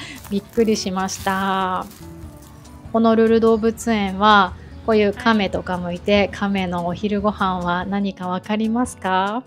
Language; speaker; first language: Japanese; native; Japanese